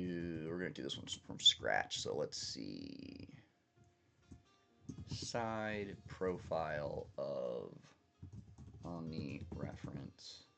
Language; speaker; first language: English; native; English